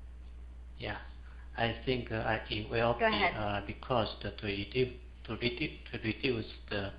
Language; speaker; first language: English; non-native, learner; Chinese